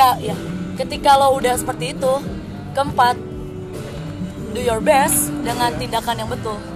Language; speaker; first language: Indonesian; native; Indonesian